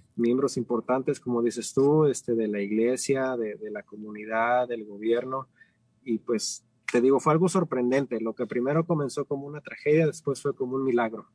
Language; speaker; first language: Spanish; native; Spanish